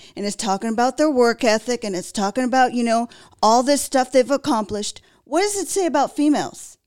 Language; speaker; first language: English; native; English